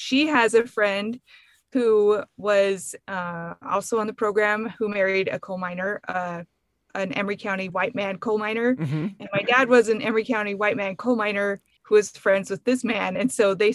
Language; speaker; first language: English; native; English